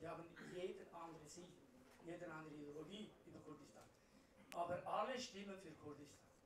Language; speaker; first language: German; non-native, learner; Central Kurdish